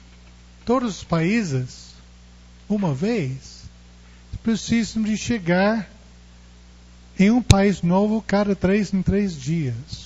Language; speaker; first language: Portuguese; non-native, fluent; English